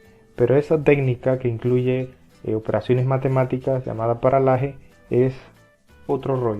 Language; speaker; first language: Spanish; native; Spanish